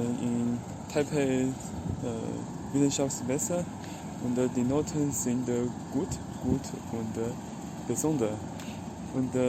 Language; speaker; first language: German; non-native, learner; Chinese